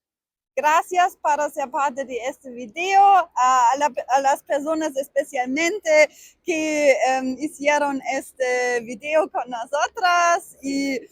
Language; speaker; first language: Spanish; non-native, learner; German